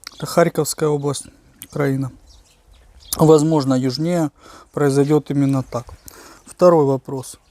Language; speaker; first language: Russian; native; Russian